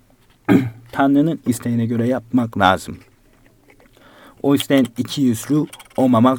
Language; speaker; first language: Turkish; non-native, learner; Korean